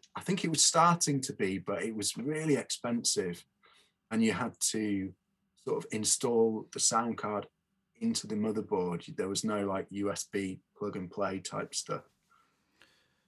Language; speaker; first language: English; native; English